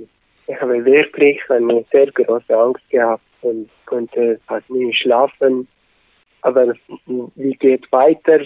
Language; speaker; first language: German; non-native, learner; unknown